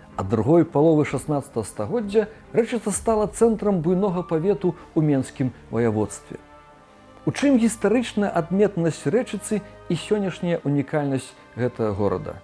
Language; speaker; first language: Belarusian; native; Belarusian